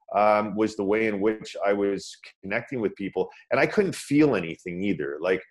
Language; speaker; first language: English; native; English